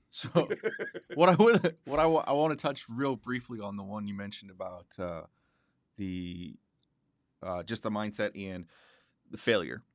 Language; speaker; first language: English; native; English